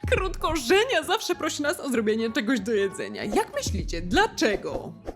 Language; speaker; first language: Polish; non-native, fluent; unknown